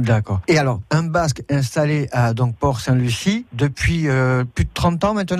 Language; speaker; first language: French; native; French